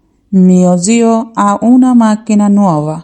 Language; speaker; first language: Italian; non-native, fluent; Bangla